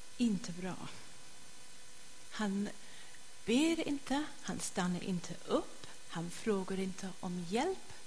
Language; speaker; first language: Swedish; non-native, fluent; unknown